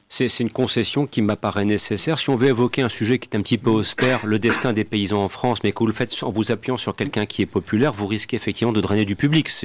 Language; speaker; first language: French; native; French